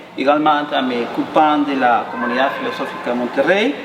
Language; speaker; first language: French; non-native, learner; Spanish